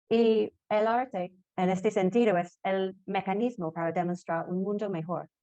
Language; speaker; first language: Spanish; non-native, fluent; English